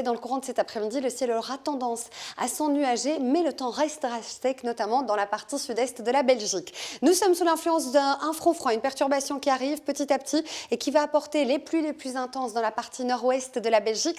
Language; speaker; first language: French; native; French